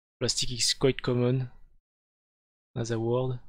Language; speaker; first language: English; non-native, learner; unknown